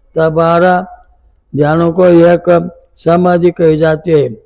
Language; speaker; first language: Hindi; non-native, local second language; Marathi